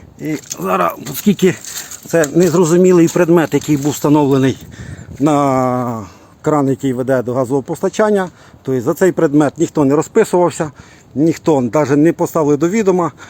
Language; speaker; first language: Ukrainian; native; Ukrainian